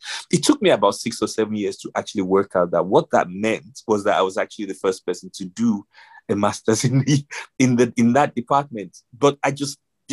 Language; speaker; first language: English; non-native, local second language; Yoruba